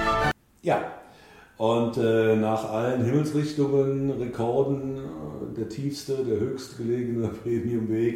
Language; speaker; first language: German; native; German